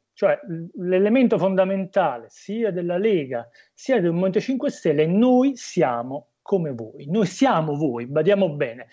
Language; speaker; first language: Italian; native; Italian